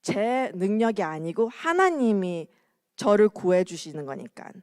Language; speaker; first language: Korean; early bilingual, heritage; Korean